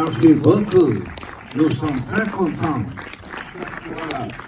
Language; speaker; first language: French; non-native, learner; Spanish